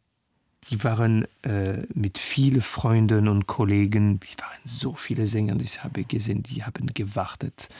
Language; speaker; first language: German; non-native, learner; French